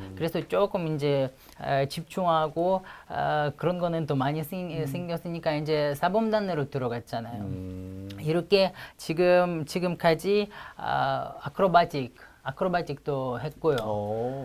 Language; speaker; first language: Korean; non-native, fluent; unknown